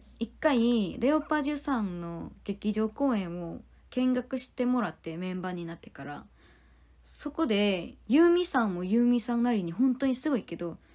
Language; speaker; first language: Japanese; non-native, fluent; Korean